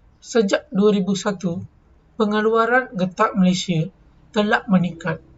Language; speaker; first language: Malay; non-native, local second language; Tamil